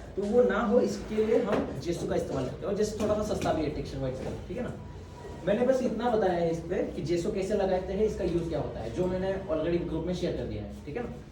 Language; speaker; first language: Hindi; non-native, local second language; Marathi